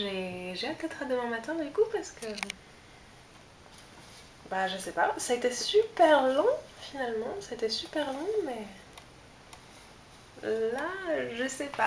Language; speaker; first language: French; native; French